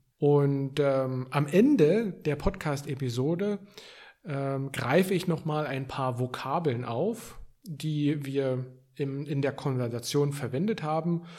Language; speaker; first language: German; native; German